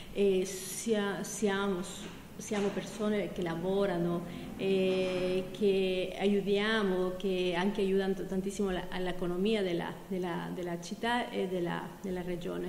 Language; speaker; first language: Italian; non-native, fluent; Spanish